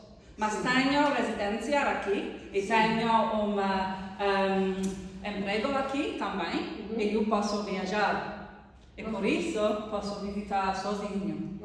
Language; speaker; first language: Portuguese; non-native, learner; English